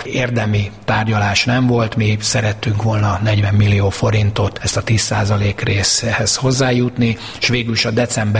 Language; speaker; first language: Hungarian; native; Hungarian